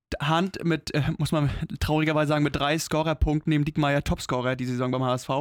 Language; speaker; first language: German; native; German